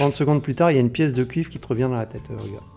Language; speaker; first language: French; native; French